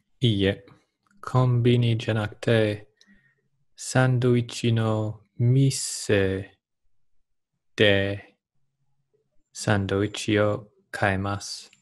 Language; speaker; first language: Japanese; non-native, learner; English